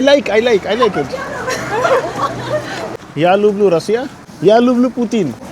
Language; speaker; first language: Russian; non-native, learner; Hindi